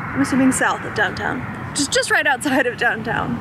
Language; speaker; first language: English; native; English